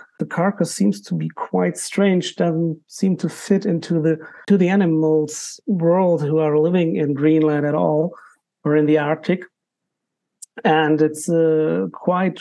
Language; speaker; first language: English; non-native, fluent; German